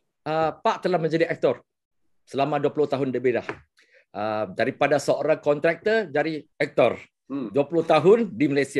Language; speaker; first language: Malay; non-native, local second language; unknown